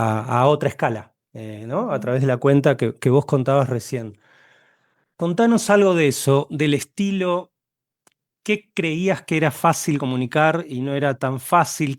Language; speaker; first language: Spanish; native; Spanish